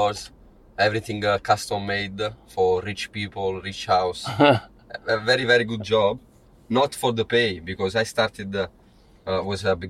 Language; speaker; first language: English; non-native, learner; Italian